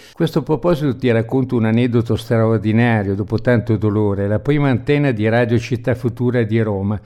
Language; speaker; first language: Italian; native; Italian